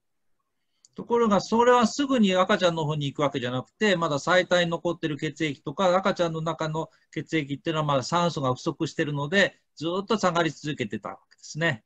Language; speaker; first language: Japanese; native; Japanese